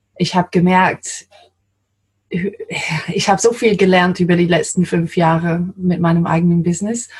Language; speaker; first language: German; non-native, fluent; English